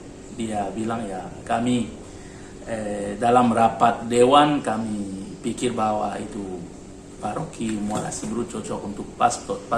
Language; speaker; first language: Indonesian; non-native, learner; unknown